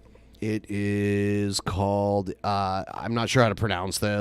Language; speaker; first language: English; native; English